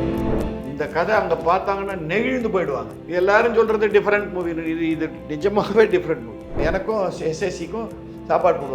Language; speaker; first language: Tamil; native; Tamil